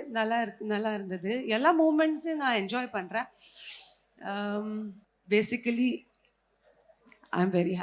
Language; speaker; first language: Tamil; non-native, fluent; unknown